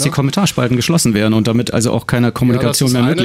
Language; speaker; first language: German; native; German